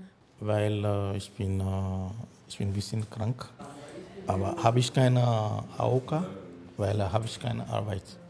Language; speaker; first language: German; non-native, learner; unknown